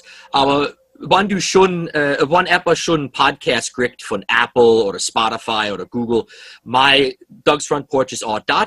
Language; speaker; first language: German; early bilingual, heritage; English